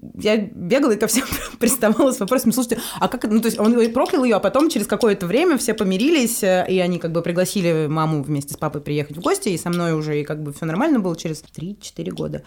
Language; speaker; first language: Russian; native; Russian